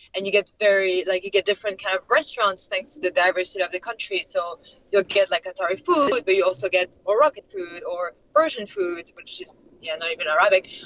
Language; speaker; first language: English; non-native, fluent; French